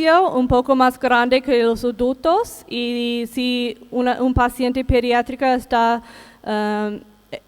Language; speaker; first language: Spanish; non-native, fluent; English